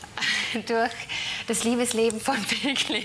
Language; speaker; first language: German; native; German